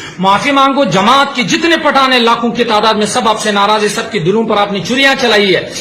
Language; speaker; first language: Urdu; non-native, local second language; Pashto